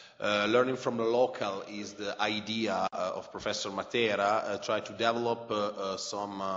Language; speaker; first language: English; non-native, fluent; Italian